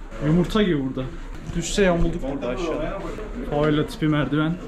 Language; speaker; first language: Turkish; native; Turkish